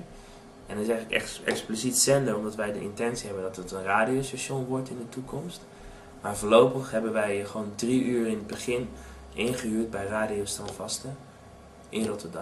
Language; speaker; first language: Dutch; native; Dutch